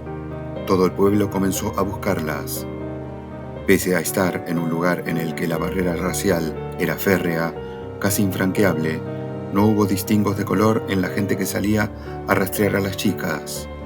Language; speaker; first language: Spanish; native; Spanish